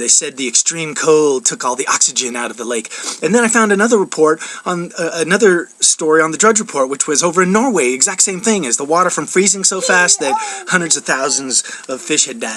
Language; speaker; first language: English; native; English